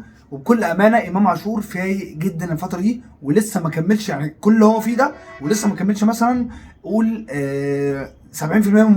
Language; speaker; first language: Arabic; native; Arabic